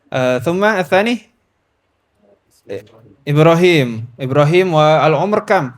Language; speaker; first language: Arabic; non-native, learner; Indonesian